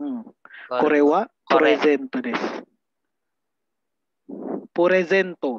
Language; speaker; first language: Japanese; non-native, learner; Filipino